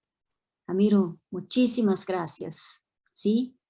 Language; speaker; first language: Spanish; non-native, fluent; Portuguese